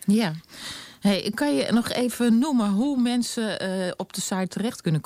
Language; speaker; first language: Dutch; native; Dutch